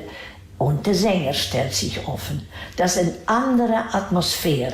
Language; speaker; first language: German; non-native, fluent; Dutch